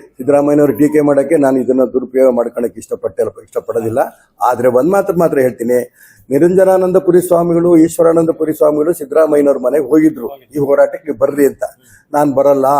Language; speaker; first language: Kannada; native; Kannada